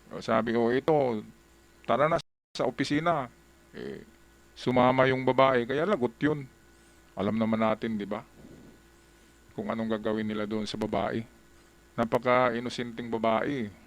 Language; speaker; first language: Filipino; native; Filipino